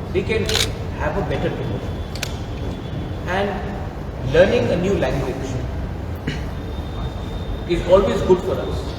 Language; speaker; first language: English; non-native, local second language; Hindi